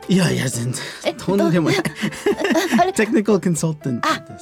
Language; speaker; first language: Japanese; non-native, learner; English